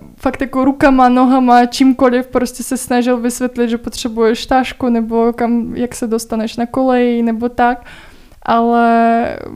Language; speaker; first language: Czech; non-native, fluent; Russian